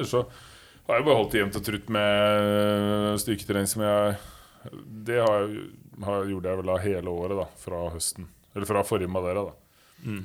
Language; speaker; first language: Norwegian; native; Norwegian